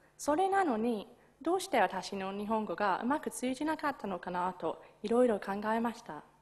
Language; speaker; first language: Japanese; non-native, fluent; English